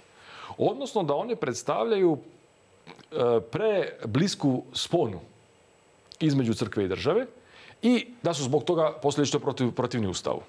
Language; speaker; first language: Croatian; native; Croatian